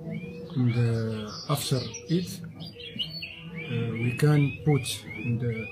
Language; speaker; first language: English; non-native, learner; Arabic